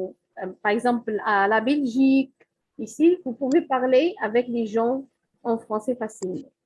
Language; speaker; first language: French; non-native, fluent; Arabic